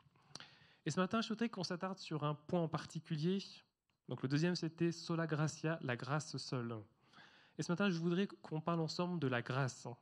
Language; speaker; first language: French; native; French